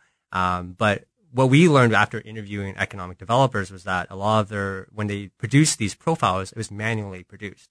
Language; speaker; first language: English; native; English